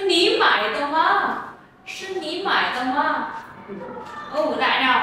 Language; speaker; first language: Chinese; non-native, fluent; Vietnamese